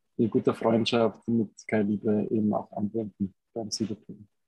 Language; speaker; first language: German; native; German